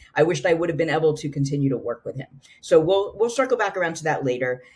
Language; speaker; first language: English; native; English